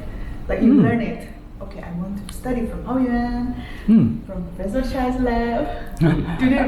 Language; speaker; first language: English; non-native, fluent; Indonesian